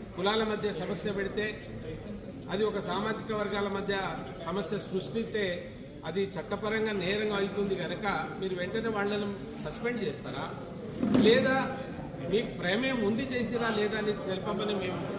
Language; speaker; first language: Telugu; non-native, local second language; Lambadi